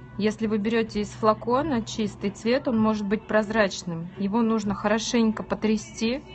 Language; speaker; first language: Russian; native; Russian